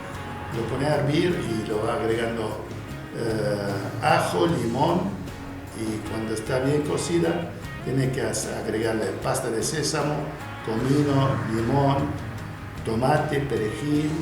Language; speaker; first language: Spanish; non-native, fluent; Arabic